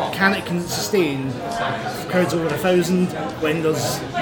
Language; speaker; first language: English; native; English